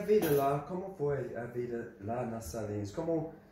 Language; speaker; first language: Portuguese; non-native, learner; English